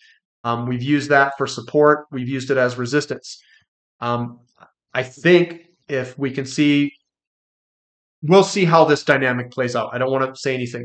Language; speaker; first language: English; native; English